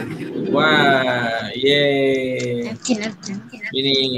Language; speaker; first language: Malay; non-native, local second language; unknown